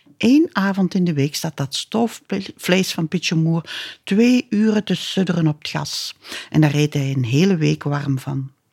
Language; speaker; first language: Dutch; native; Dutch